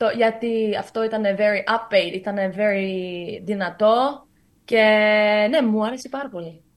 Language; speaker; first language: Greek; early bilingual, heritage; Greek